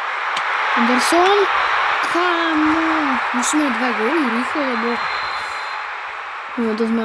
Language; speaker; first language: Slovak; native; Slovak